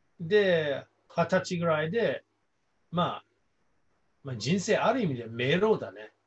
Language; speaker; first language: Japanese; non-native, fluent; English